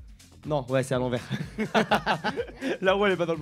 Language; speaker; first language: French; native; French